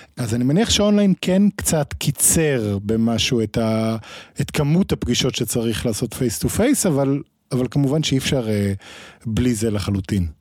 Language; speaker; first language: Hebrew; native; Hebrew